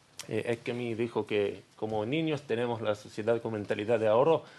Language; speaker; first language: Spanish; non-native, learner; Hebrew